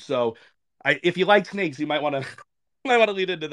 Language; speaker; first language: English; native; English